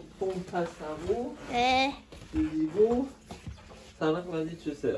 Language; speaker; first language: Korean; non-native, learner; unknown